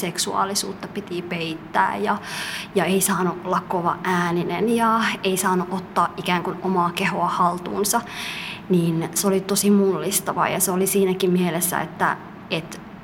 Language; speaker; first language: Finnish; early bilingual, other home language; Somali